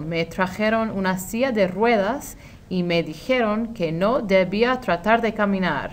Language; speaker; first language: Spanish; non-native, fluent; English